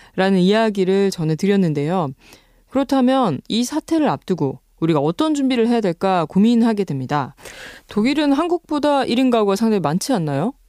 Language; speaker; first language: Korean; native; Korean